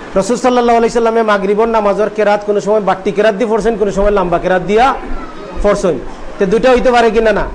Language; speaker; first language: Bangla; native; Bangla